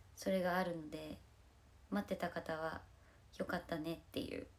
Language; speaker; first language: Japanese; native; Japanese